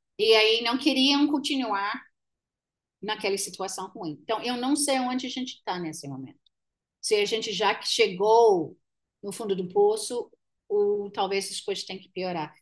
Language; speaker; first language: Portuguese; non-native, fluent; English